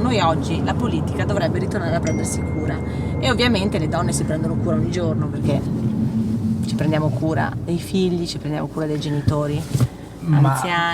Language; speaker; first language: Italian; native; Italian